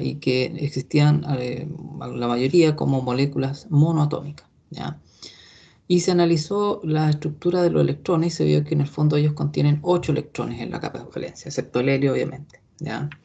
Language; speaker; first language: Spanish; native; Spanish